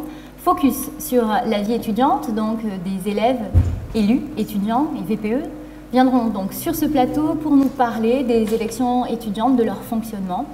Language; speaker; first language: French; native; French